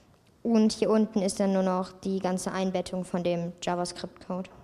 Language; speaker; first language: German; native; German